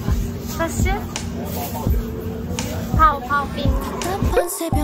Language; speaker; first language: Chinese; non-native, learner; Korean